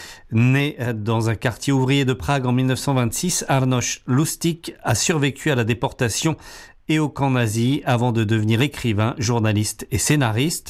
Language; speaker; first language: French; native; French